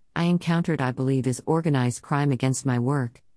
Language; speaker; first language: English; non-native, learner; Chinese